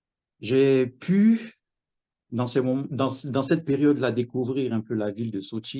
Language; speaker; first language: French; non-native, fluent; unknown